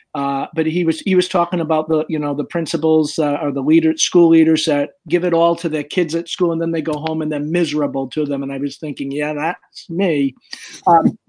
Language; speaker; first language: English; native; English